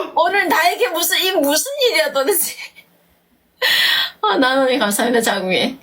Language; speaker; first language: Korean; native; Korean